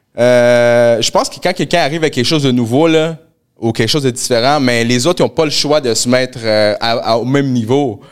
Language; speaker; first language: French; early bilingual, other home language; Spanish